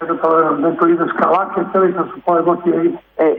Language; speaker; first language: Greek; non-native, fluent; Serbian